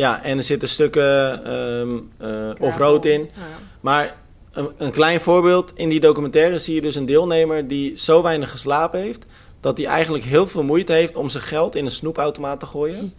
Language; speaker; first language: Dutch; native; Dutch